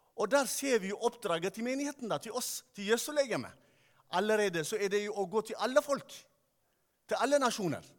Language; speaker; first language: Norwegian; non-native, fluent; Tigrinya